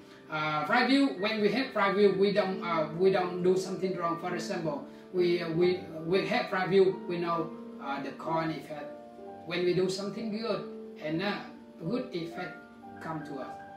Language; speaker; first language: English; non-native, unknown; Vietnamese